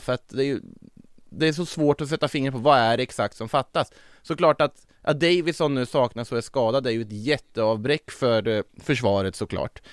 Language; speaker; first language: Swedish; native; Swedish